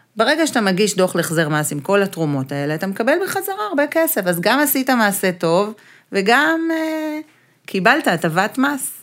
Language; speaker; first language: Hebrew; native; Hebrew